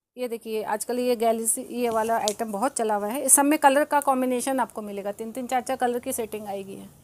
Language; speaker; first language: Hindi; native; Hindi